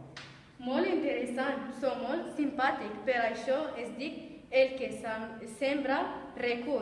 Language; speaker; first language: Catalan; non-native, learner; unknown